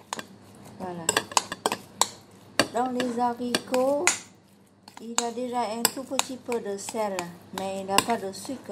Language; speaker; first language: French; non-native, learner; Vietnamese